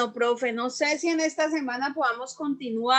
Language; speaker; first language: Spanish; native; Spanish